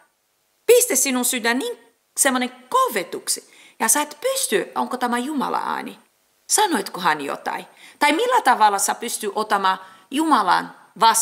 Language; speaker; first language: Finnish; non-native, learner; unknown